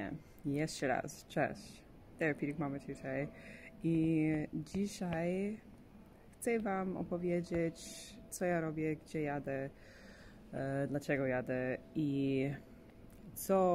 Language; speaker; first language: Polish; early bilingual, heritage; English